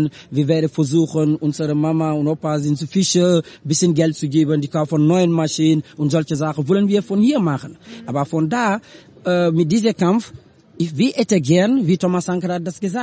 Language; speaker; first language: German; non-native, learner; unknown